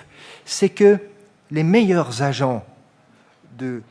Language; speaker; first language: French; native; French